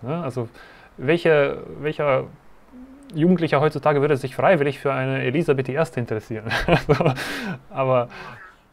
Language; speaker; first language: German; native; German